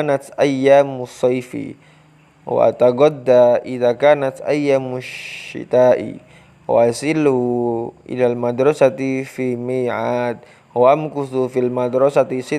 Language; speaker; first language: Arabic; non-native, learner; Indonesian